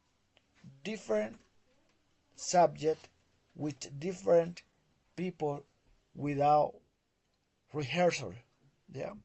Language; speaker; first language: English; non-native, learner; Spanish